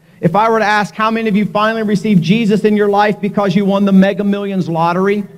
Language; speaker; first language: English; native; English